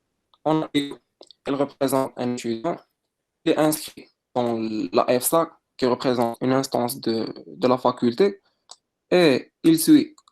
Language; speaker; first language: French; non-native, local second language; Arabic